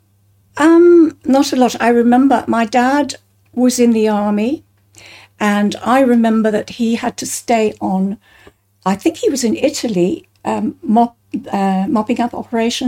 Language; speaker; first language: English; native; English